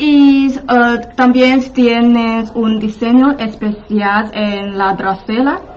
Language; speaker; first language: Spanish; non-native, fluent; Chinese